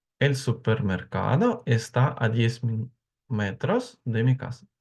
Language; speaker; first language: Spanish; non-native, learner; Ukrainian